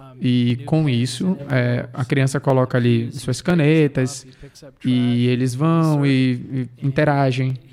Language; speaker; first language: Portuguese; non-native, fluent; English